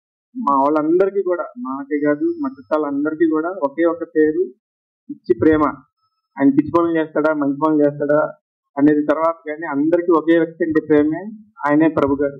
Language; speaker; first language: Telugu; native; Telugu